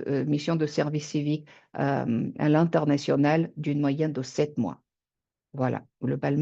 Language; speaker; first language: French; native; French